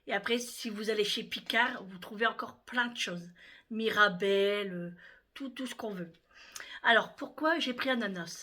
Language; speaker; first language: French; native; French